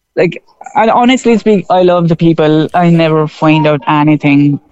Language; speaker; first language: English; non-native, local second language; Urdu